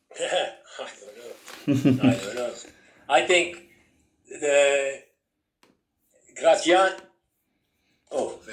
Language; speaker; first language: English; non-native, fluent; Dutch